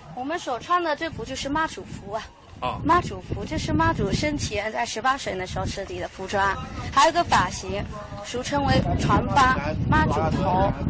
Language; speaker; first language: Chinese; native; Chinese